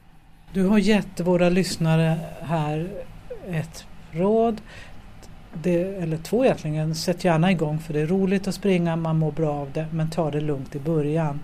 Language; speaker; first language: Swedish; native; Swedish